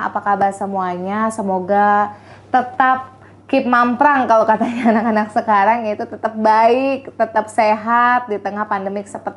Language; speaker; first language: Indonesian; native; Indonesian